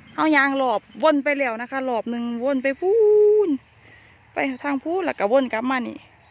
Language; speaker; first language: Thai; native; Thai